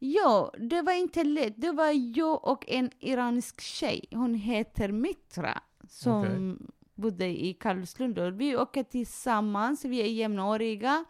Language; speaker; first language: Swedish; non-native, fluent; Tigrinya